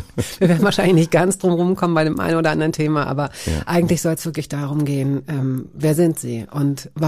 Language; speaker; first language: German; native; German